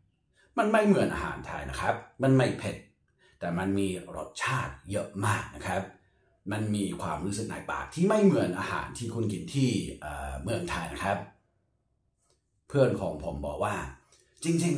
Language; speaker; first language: Thai; non-native, fluent; English